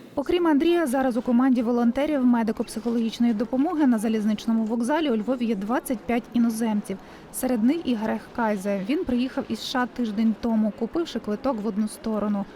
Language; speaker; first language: Ukrainian; native; Ukrainian